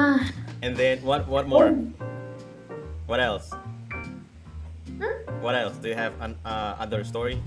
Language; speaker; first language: English; non-native, fluent; Indonesian